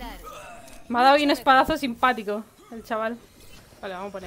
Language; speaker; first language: Spanish; native; Spanish